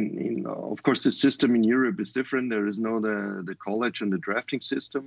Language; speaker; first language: English; non-native, fluent; German